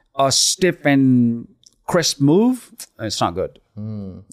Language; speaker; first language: English; non-native, local second language; Punjabi